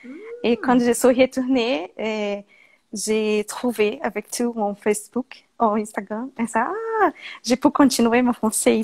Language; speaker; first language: French; non-native, learner; Portuguese